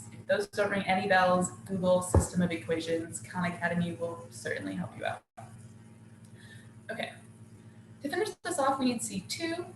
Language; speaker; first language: English; native; English